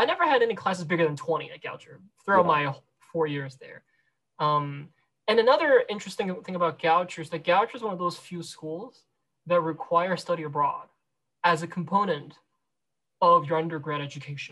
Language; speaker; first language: English; non-native, local second language; Cantonese